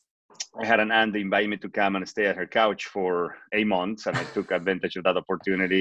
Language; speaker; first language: English; non-native, fluent; Spanish